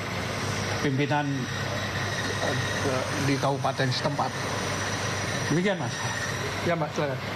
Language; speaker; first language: Indonesian; native; Indonesian